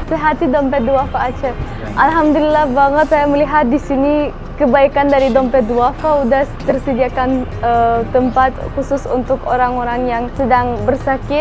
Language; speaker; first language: Indonesian; non-native, fluent; German